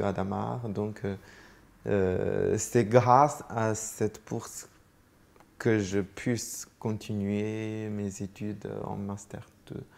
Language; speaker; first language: French; non-native, fluent; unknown